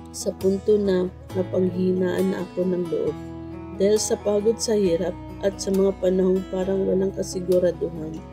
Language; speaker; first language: Filipino; native; Filipino